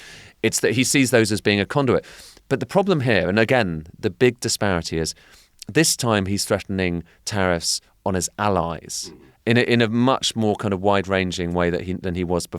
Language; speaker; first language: English; native; English